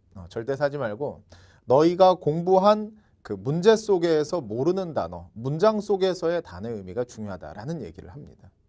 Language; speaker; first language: Korean; native; Korean